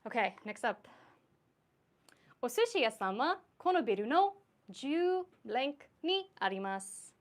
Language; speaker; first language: Japanese; non-native, fluent; English